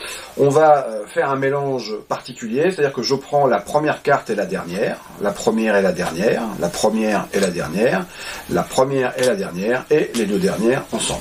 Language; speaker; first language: French; native; French